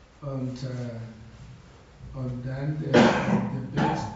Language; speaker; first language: German; non-native, learner; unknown